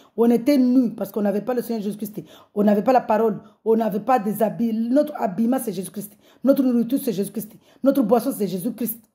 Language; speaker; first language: French; non-native, local second language; Comorian